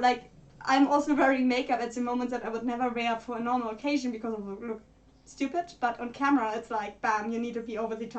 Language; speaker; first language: English; non-native, fluent; German